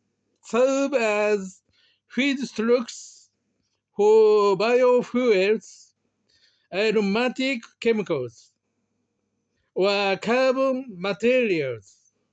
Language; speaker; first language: English; non-native, learner; Japanese